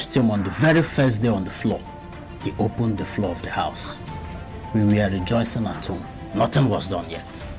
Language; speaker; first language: English; non-native, local second language; Igbo